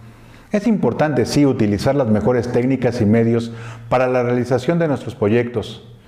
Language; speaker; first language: Spanish; native; Spanish